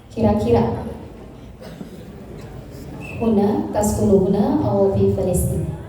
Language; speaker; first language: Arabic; non-native, learner; Indonesian